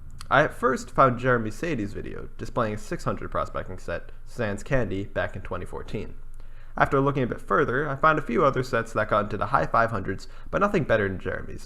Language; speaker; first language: English; native; English